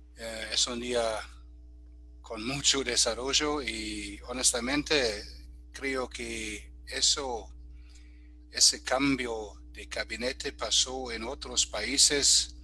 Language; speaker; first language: Spanish; non-native, fluent; German